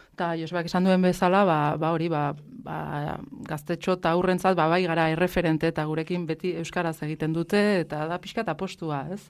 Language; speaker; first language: Basque; non-native, local second language; Spanish